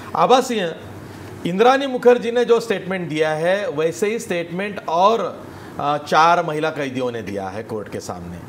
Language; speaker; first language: Hindi; non-native, local second language; Marathi